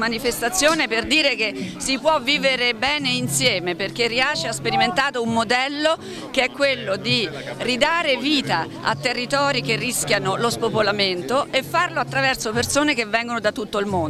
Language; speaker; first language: Italian; native; Italian